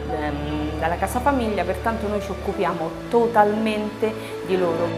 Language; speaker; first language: Italian; native; Italian